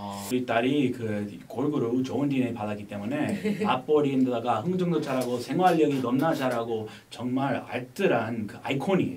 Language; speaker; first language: Korean; non-native, fluent; English